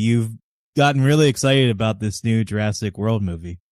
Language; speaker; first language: English; native; English